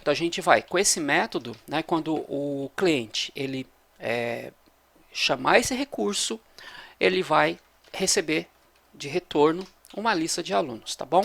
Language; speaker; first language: Portuguese; native; Portuguese